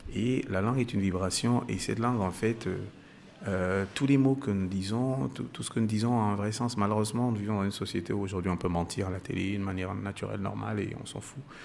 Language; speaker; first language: French; non-native, local second language; Basaa